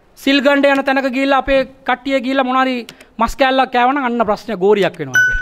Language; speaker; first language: Sinhala; non-native, local second language; Tamil